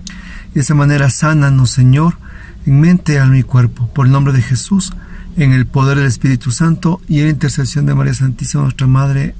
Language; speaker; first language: Spanish; native; Spanish